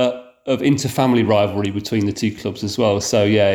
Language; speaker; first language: English; native; English